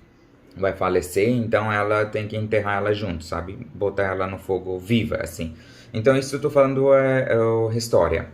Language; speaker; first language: Portuguese; non-native, learner; Urdu